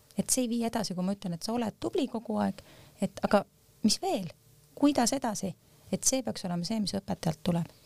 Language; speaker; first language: Estonian; native; Estonian